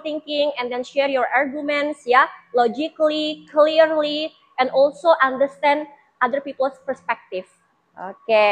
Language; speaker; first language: English; non-native, fluent; Indonesian